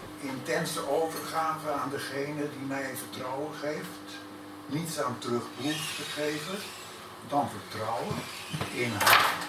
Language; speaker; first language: Dutch; native; Dutch